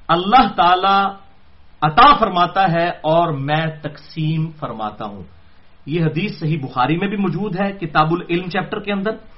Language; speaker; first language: Urdu; non-native, local second language; Punjabi